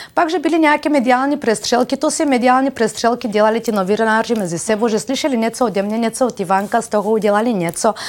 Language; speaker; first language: Czech; non-native, fluent; Bulgarian